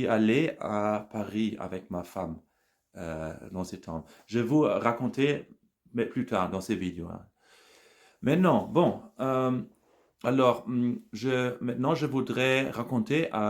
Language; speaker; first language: French; non-native, learner; German